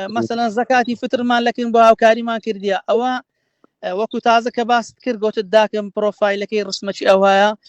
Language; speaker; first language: Central Kurdish; native; Central Kurdish